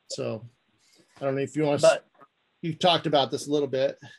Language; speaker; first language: English; native; English